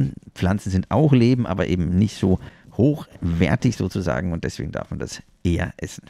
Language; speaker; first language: German; native; German